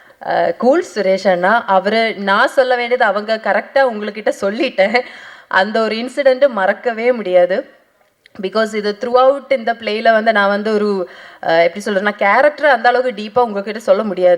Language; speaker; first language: Tamil; non-native, fluent; Malayalam